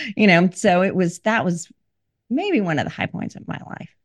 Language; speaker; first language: English; early bilingual, other home language; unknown